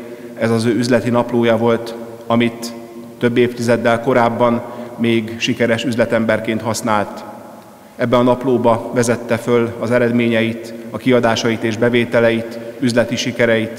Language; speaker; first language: Hungarian; native; Hungarian